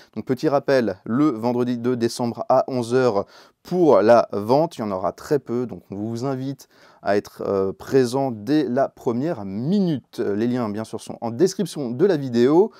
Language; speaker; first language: French; native; French